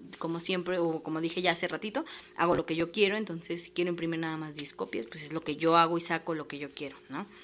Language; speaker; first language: Spanish; native; Spanish